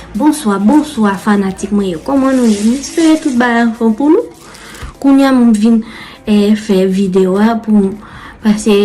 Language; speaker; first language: Haitian Creole; non-native, learner; Spanish